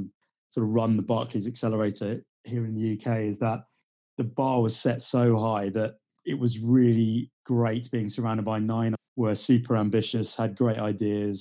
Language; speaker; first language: English; native; English